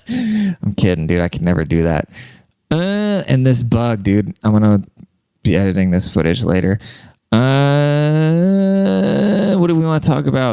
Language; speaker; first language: English; native; English